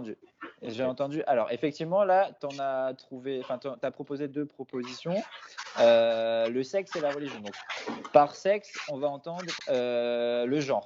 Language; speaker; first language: French; native; French